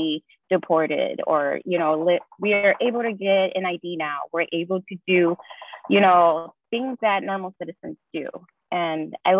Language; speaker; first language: English; early bilingual, other home language; Spanish